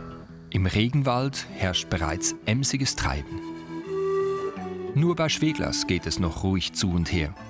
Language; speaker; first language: German; native; German